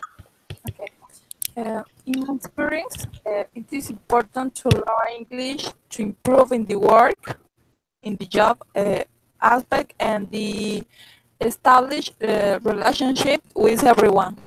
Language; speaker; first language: English; non-native, learner; Spanish